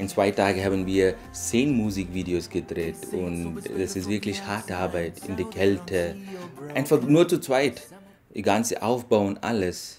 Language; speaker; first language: German; non-native, fluent; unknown